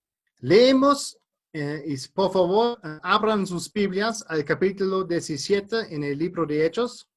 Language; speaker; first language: Spanish; non-native, fluent; German